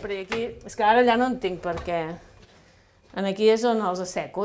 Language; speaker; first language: Catalan; native; Catalan